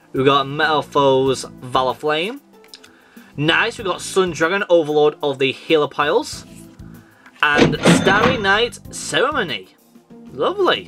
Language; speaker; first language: English; native; English